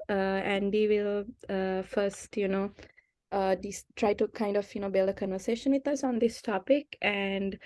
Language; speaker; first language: English; non-native, local second language; Sinhala